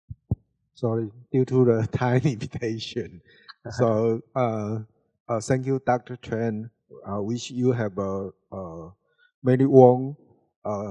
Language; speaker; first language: English; non-native, learner; Chinese